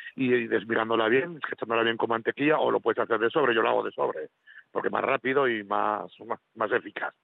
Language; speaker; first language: Spanish; native; Spanish